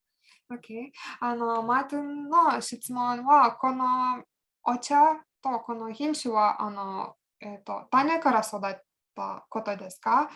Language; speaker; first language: Japanese; non-native, fluent; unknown